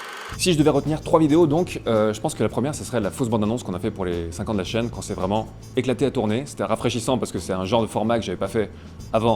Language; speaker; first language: French; native; French